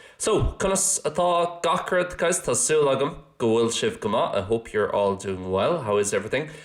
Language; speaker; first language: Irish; non-native, local second language; English